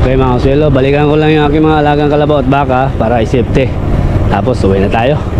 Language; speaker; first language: Filipino; non-native, local second language; Cebuano